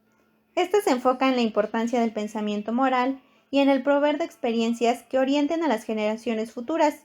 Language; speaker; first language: Spanish; native; Spanish